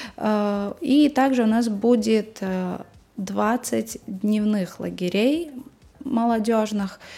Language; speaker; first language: Russian; native; Russian